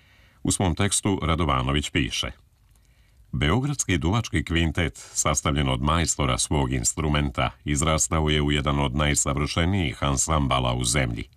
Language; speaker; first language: Serbian; native; Serbian